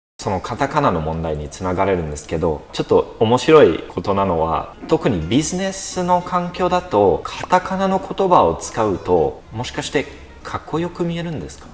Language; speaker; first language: Japanese; non-native, fluent; French